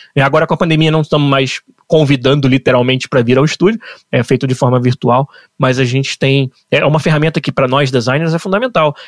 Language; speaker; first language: Portuguese; native; Portuguese